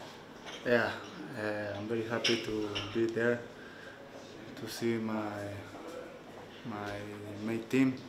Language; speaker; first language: English; non-native, learner; Spanish